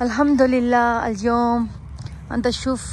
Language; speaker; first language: Arabic; non-native, learner; Urdu